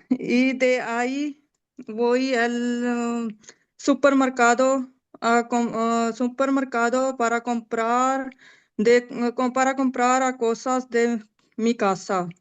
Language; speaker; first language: Spanish; non-native, learner; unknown